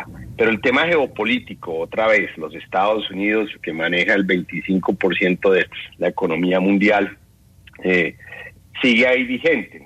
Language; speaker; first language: Spanish; native; Spanish